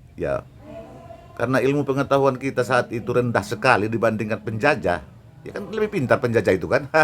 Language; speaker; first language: Indonesian; non-native, local second language; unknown